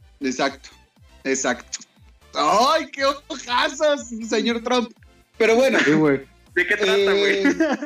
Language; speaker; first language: Spanish; native; Spanish